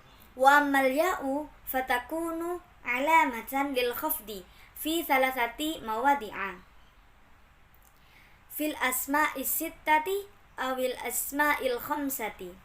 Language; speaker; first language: Arabic; non-native, learner; Indonesian